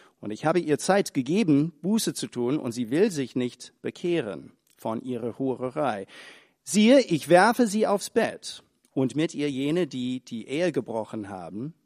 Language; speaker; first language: German; non-native, fluent; English